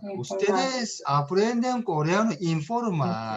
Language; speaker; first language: Spanish; non-native, learner; Korean